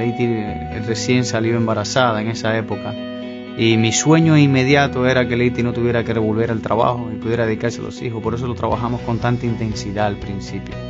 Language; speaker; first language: Spanish; native; Spanish